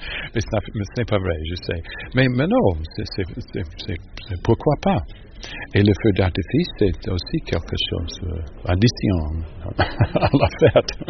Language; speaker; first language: French; non-native, learner; English